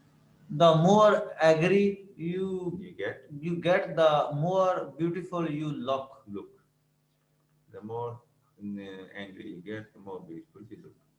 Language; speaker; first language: English; non-native, local second language; Urdu